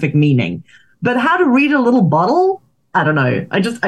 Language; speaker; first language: English; native; English